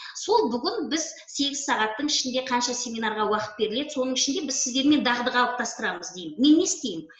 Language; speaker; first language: Kazakh; native; Kazakh